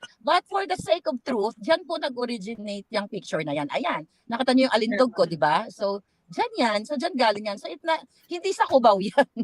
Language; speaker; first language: Filipino; non-native, local second language; Cebuano